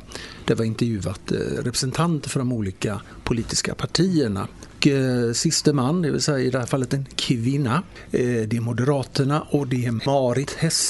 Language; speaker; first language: Swedish; native; Swedish